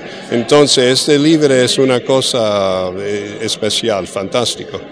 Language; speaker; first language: Spanish; early bilingual, heritage; English